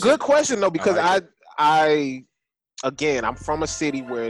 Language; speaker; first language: English; native; English